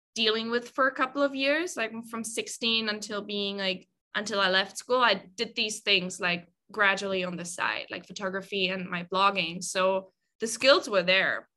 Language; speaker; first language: English; non-native, fluent; German